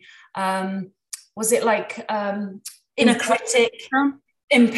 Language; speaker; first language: English; native; English